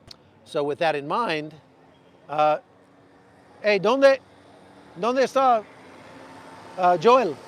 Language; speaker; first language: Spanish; non-native, learner; English